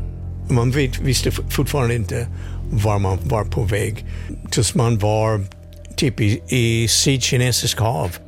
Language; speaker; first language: Swedish; non-native, fluent; English